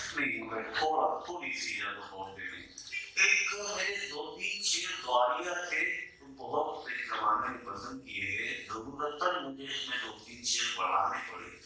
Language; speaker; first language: Urdu; native; Urdu